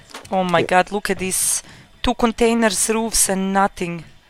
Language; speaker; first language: English; non-native, fluent; Croatian